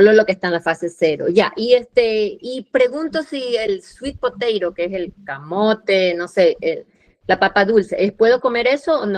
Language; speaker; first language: Spanish; native; Spanish